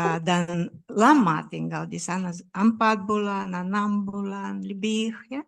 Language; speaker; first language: Indonesian; non-native, fluent; Russian